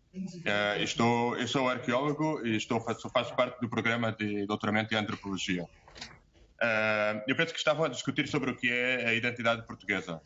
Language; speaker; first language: Portuguese; native; Portuguese